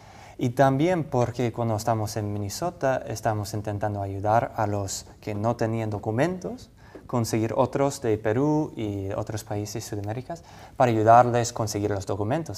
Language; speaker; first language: Spanish; non-native, fluent; English